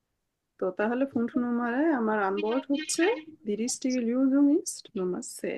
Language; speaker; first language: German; non-native, fluent; Bangla